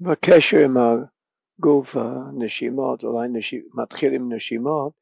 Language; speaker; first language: Hebrew; non-native, fluent; English